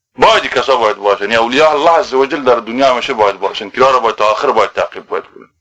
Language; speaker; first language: Persian; native; Persian